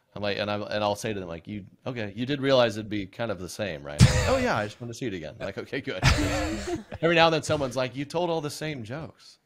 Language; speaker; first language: English; native; English